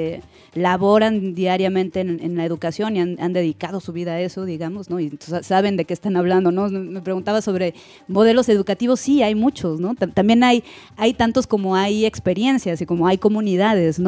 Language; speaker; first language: Spanish; native; Spanish